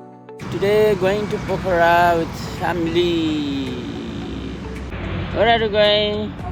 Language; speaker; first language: English; non-native, local second language; Nepali